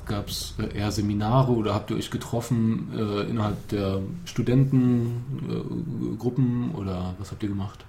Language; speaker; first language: German; native; German